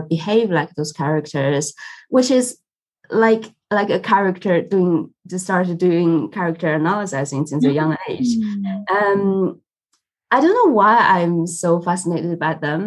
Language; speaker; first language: English; non-native, fluent; Chinese